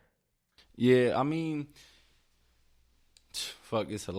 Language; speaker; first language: English; native; English